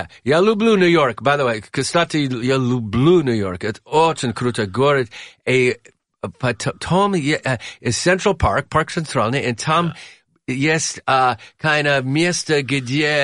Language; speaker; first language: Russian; non-native, learner; English